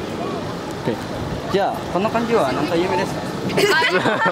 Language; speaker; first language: Japanese; non-native, learner; Indonesian